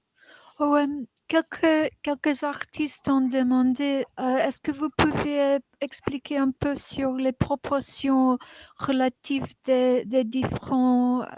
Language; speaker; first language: French; non-native, fluent; English